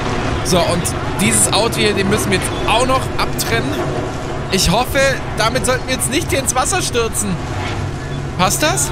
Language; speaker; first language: German; native; German